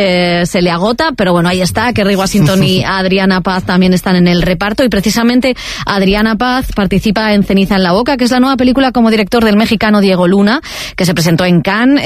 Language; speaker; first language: Spanish; native; Spanish